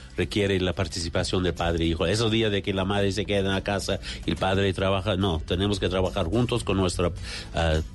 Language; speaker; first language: Spanish; non-native, fluent; English